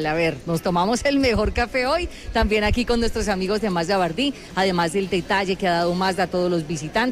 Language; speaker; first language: Spanish; native; Spanish